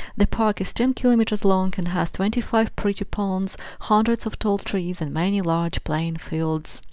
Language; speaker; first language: English; non-native, fluent; Russian